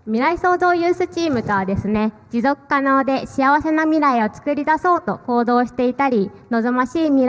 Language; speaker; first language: Japanese; native; Japanese